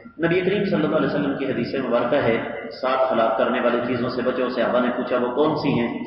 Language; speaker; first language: Urdu; non-native, local second language; Punjabi